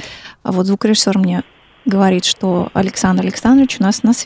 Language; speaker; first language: Russian; native; Russian